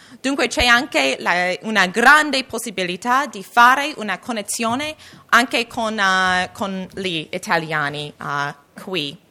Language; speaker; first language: Italian; non-native, learner; English